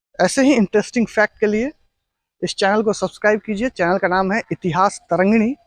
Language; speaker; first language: Hindi; native; Hindi